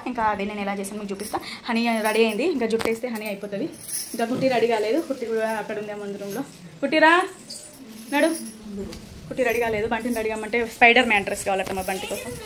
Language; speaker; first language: Telugu; non-native, local second language; Lambadi